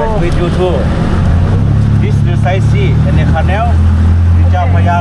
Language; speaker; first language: English; non-native, learner; Thai